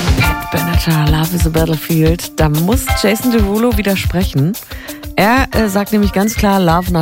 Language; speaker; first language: German; native; German